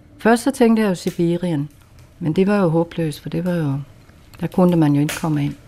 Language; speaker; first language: Danish; native; Danish